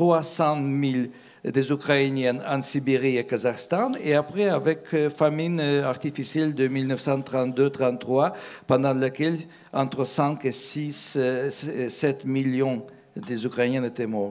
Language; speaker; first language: French; non-native, fluent; Russian